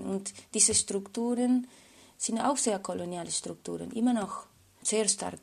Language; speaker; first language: German; non-native, fluent; Spanish